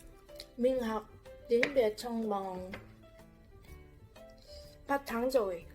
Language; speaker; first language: Vietnamese; non-native, learner; Korean